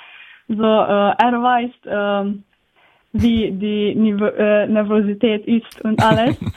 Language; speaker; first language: German; non-native, learner; Slovenian